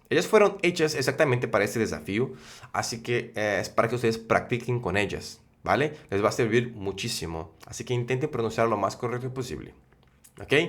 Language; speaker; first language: Spanish; non-native, fluent; Portuguese